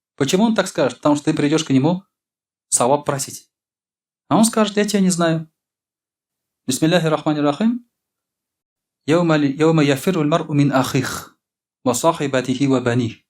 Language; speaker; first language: Russian; non-native, local second language; Tatar